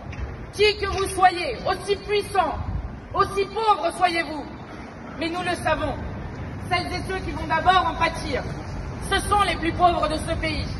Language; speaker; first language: French; native; French